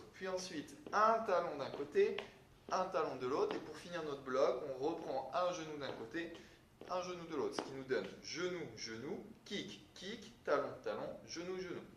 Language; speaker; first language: French; native; French